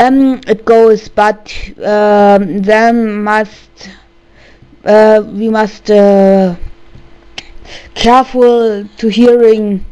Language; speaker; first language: English; non-native, learner; German